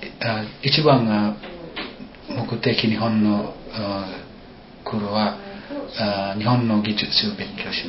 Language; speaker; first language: Japanese; non-native, learner; Indonesian